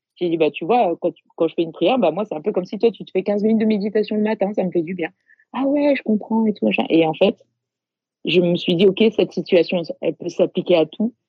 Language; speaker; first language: French; native; French